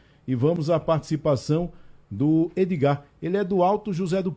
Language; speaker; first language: Portuguese; native; Portuguese